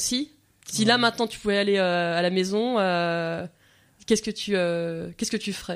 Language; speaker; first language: French; native; French